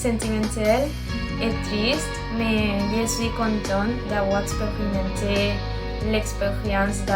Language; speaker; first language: French; non-native, learner; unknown